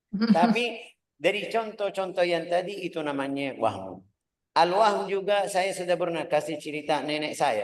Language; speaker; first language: Indonesian; non-native, fluent; Arabic